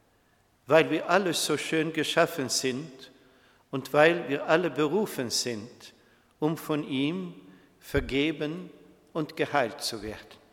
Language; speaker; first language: German; non-native, fluent; Swedish